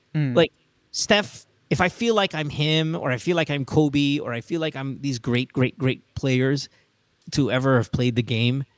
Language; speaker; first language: English; native; English